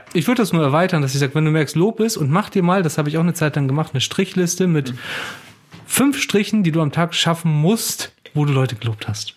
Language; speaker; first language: German; early bilingual, other home language; Turkish